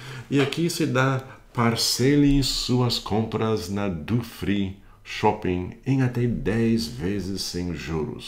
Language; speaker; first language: Portuguese; non-native, fluent; English